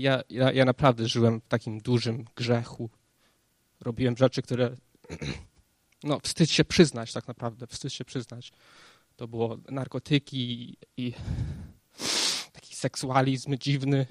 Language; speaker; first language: Polish; early bilingual, heritage; Polish